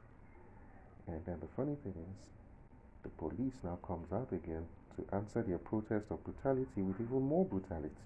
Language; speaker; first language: English; non-native, local second language; Yoruba